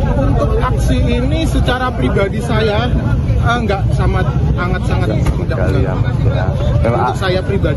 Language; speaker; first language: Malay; non-native, local second language; Javanese